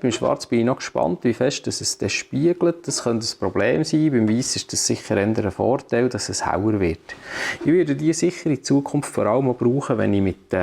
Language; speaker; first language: German; native; German